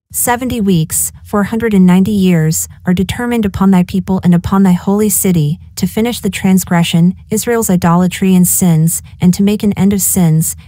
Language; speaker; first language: English; native; English